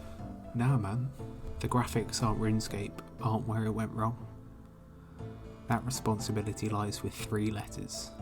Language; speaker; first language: English; native; English